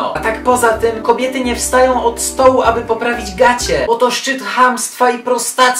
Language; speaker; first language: Polish; native; Polish